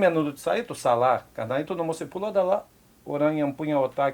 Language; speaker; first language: Indonesian; non-native, fluent; Portuguese